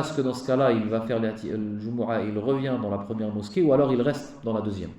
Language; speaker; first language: French; native; French